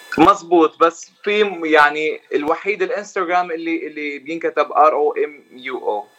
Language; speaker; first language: Arabic; native; Arabic